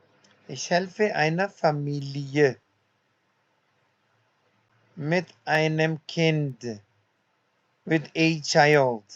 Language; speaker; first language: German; non-native, learner; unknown